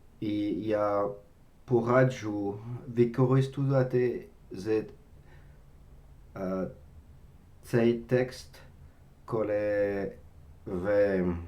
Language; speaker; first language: Ukrainian; non-native, learner; French